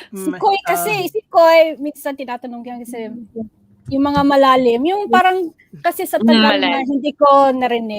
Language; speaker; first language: Filipino; early bilingual, heritage; Filipino